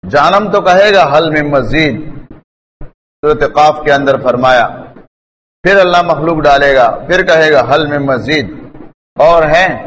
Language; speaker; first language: Urdu; non-native, local second language; Pashto